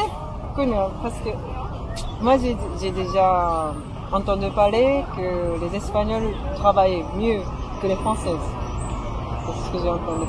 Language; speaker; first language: French; non-native, fluent; Japanese